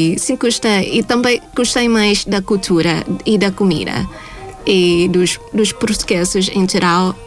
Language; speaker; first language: Portuguese; non-native, fluent; Thai